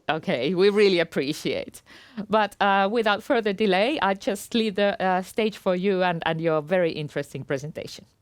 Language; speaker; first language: English; non-native, fluent; Finnish